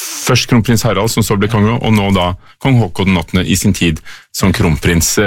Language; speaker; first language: Norwegian; native; Norwegian